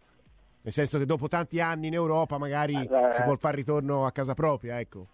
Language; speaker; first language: Italian; native; Italian